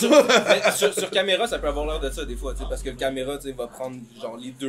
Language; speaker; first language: French; native; French